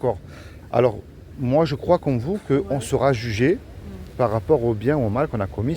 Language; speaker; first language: French; native; French